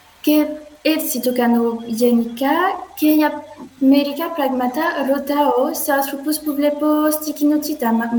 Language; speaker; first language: Greek; non-native, learner; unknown